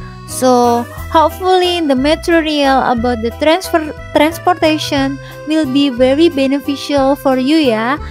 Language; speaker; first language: English; non-native, fluent; Indonesian